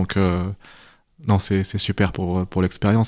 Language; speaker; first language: French; native; French